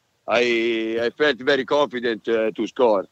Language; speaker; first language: English; non-native, learner; Italian